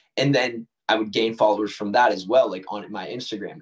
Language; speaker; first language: English; native; English